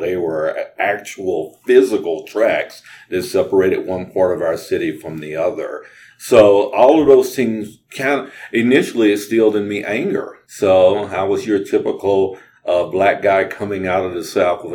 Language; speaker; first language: English; native; English